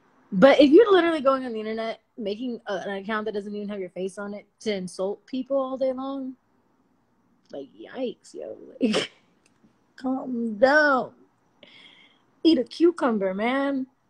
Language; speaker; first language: English; early bilingual, other home language; Spanish